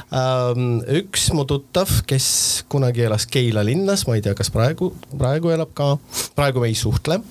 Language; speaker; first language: Estonian; non-native, local second language; Russian